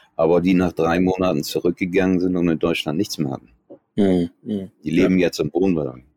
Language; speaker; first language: German; native; German